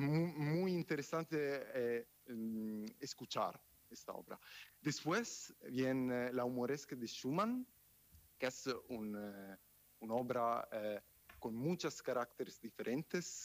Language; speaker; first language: Spanish; non-native, fluent; Italian